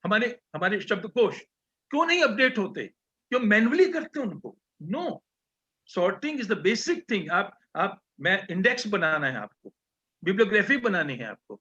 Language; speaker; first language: Hindi; native; Hindi